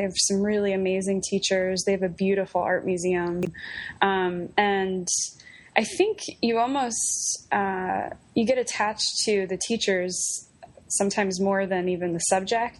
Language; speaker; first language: English; native; English